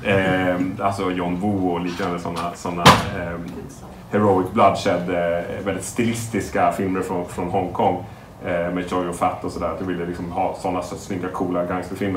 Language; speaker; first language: Swedish; native; Swedish